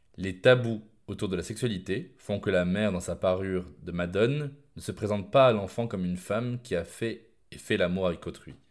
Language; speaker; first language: French; native; French